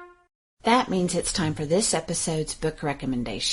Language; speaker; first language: English; native; English